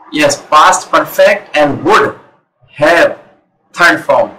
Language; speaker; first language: English; non-native, local second language; Hindi